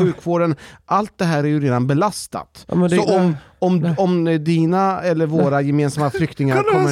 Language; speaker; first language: Swedish; native; Swedish